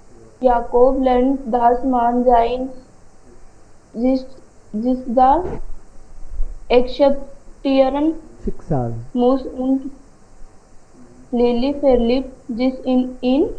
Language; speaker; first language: German; non-native, learner; Hindi